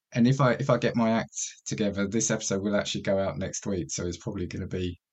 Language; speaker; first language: English; native; English